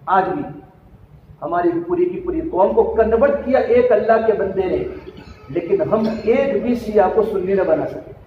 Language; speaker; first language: Urdu; non-native, local second language; Gujarati